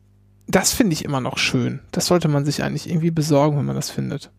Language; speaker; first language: German; native; German